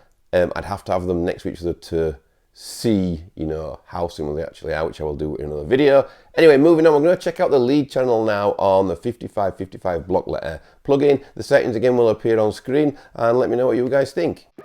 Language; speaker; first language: English; native; English